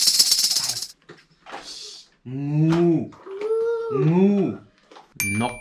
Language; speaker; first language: Thai; non-native, learner; Dutch